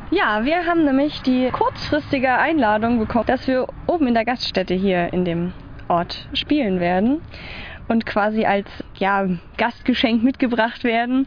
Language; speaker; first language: German; native; German